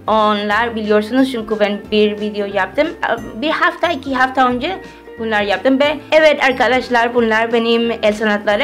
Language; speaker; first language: Turkish; early bilingual, heritage; Turkish